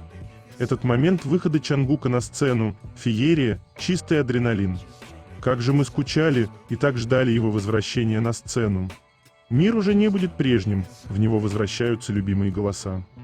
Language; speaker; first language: Russian; native; Russian